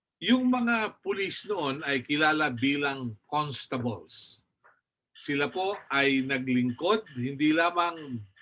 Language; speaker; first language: Filipino; non-native, local second language; Bikol